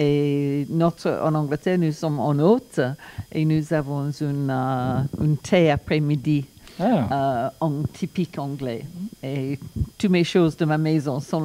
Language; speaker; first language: French; non-native, learner; English